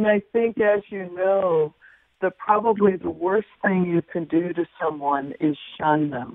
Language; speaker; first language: English; native; English